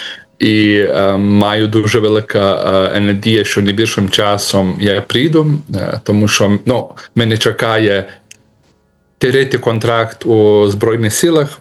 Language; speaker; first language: Ukrainian; non-native, learner; Lithuanian